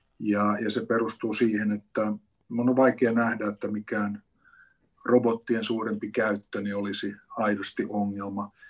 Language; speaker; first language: Finnish; native; Finnish